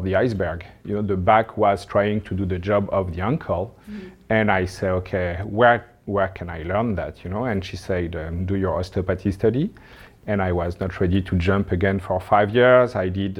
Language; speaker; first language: English; non-native, learner; French